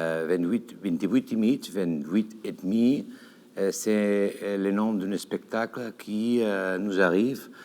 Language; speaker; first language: French; non-native, learner; Catalan